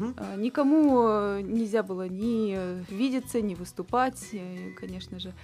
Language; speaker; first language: Russian; early bilingual, heritage; Russian